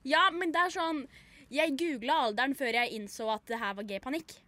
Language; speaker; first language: Norwegian; native; Norwegian